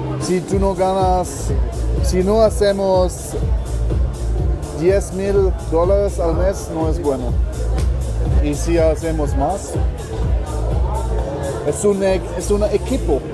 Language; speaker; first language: Spanish; non-native, learner; German